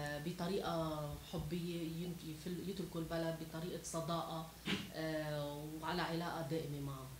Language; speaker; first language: Arabic; native; Arabic